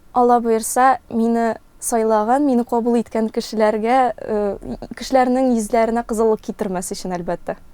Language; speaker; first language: Tatar; non-native, local second language; Russian